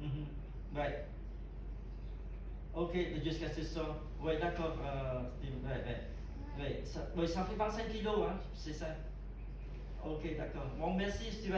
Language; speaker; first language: French; non-native, fluent; Vietnamese